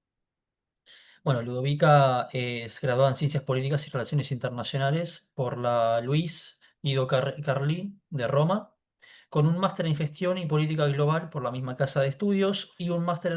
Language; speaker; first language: Spanish; native; Spanish